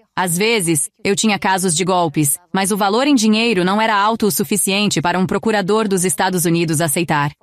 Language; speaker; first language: Portuguese; non-native, fluent; Greek